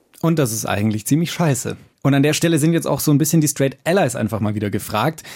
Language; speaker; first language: German; native; German